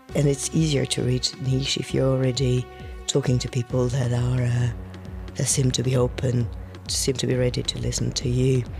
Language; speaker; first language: English; non-native, fluent; French